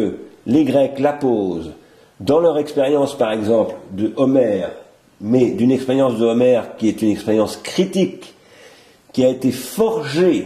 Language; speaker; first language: French; native; French